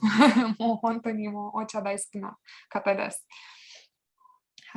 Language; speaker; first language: Japanese; non-native, fluent; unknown